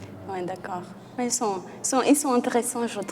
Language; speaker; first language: French; non-native, fluent; Portuguese